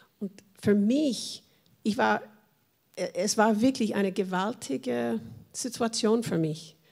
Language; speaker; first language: German; non-native, fluent; English